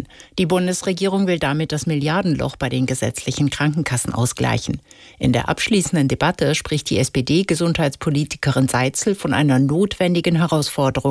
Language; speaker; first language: German; native; German